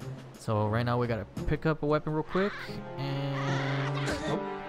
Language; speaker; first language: English; native; English